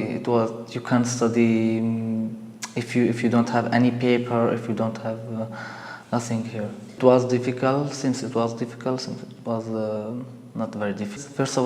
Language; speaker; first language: English; non-native, learner; Arabic